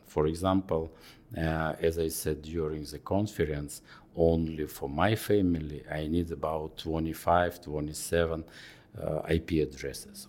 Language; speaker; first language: English; non-native, fluent; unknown